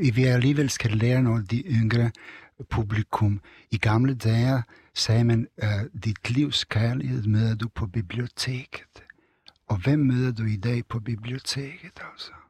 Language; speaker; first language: Danish; non-native, fluent; Serbian